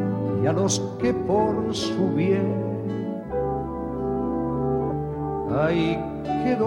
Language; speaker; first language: Spanish; native; Spanish